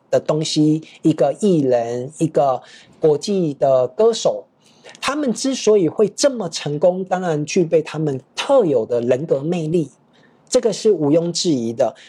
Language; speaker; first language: Chinese; native; Chinese